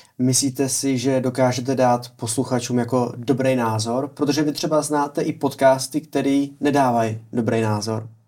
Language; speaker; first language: Czech; native; Czech